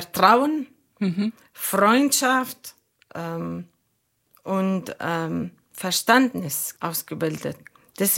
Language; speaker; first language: German; non-native, learner; Arabic